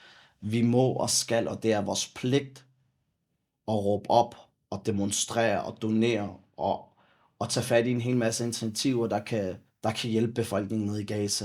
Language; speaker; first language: Danish; early bilingual, other home language; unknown